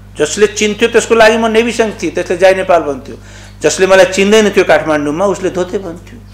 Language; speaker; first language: Nepali; non-native, local second language; Maithili